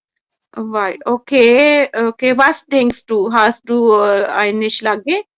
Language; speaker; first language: German; non-native, learner; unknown